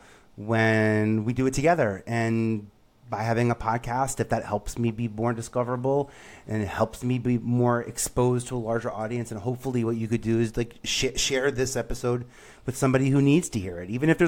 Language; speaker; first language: English; native; English